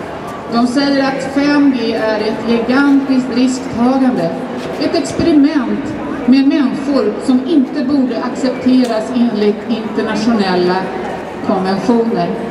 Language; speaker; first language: Swedish; native; Swedish